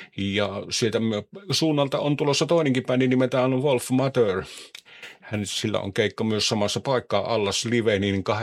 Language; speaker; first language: Finnish; native; Finnish